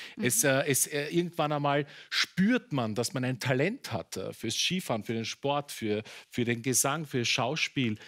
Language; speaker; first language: German; native; German